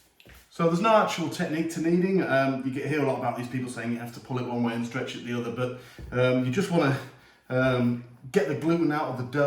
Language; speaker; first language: English; native; English